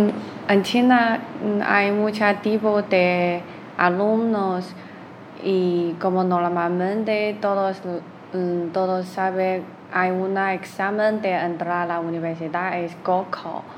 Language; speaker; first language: Spanish; non-native, learner; Chinese